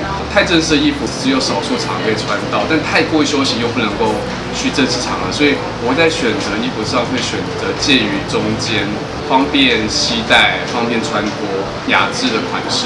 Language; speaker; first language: Chinese; native; Chinese